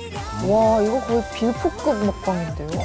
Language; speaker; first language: Korean; native; Korean